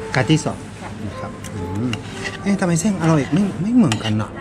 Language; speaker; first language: Thai; non-native, fluent; Japanese